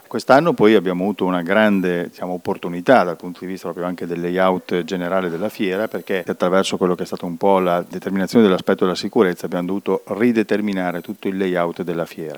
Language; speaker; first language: Italian; native; Italian